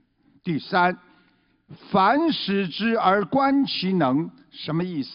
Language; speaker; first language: Chinese; native; Chinese